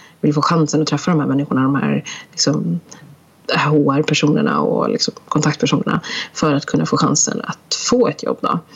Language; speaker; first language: Swedish; early bilingual, other home language; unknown